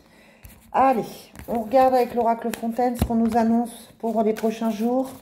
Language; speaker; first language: French; native; French